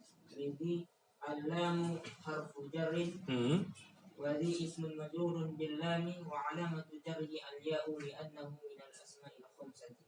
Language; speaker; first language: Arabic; non-native, learner; Indonesian